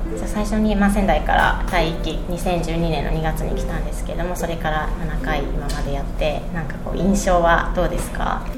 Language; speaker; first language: Japanese; native; Japanese